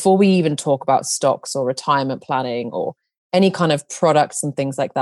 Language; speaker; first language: English; native; English